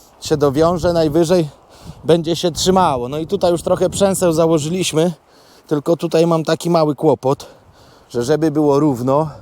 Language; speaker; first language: Polish; native; Polish